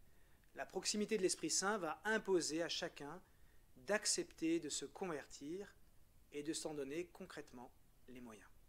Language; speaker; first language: French; native; French